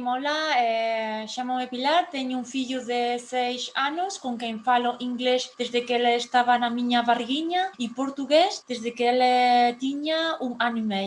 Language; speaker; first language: Portuguese; non-native, fluent; Spanish